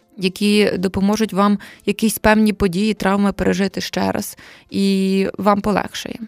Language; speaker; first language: Ukrainian; native; Ukrainian